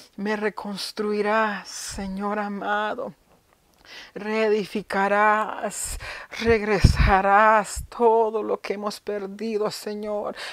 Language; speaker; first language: Spanish; early bilingual, heritage; Spanish